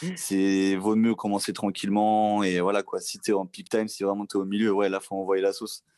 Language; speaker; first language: French; native; French